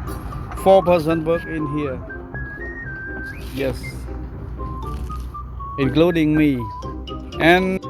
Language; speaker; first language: English; non-native, learner; Khmer